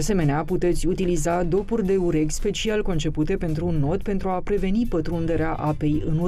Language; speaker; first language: Romanian; native; Romanian